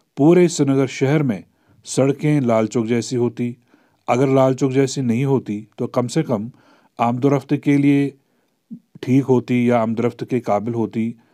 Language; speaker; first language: Urdu; non-native, local second language; Kashmiri